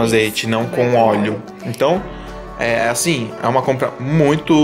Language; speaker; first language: Portuguese; native; Portuguese